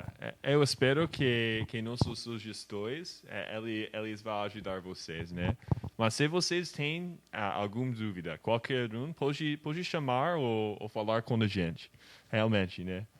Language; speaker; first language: Portuguese; non-native, learner; English